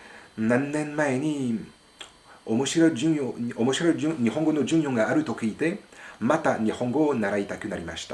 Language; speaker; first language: Japanese; non-native, fluent; French